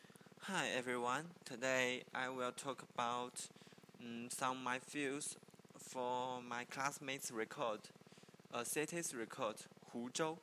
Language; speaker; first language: English; non-native, learner; Chinese